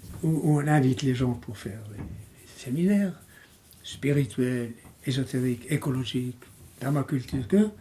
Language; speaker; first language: French; non-native, local second language; German